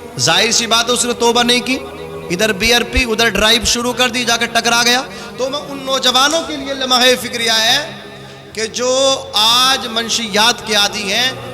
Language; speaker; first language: Urdu; native; Urdu